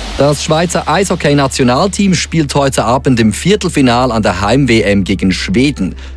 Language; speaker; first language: German; native; German